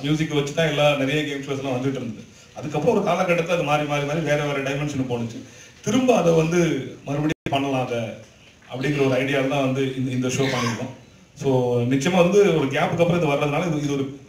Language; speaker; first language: Tamil; native; Tamil